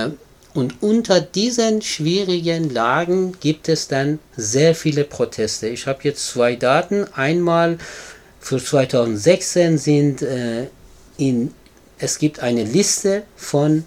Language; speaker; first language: German; non-native, fluent; Persian